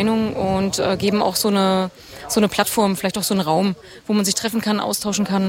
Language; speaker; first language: German; native; German